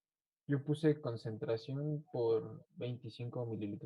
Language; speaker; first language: Spanish; native; Spanish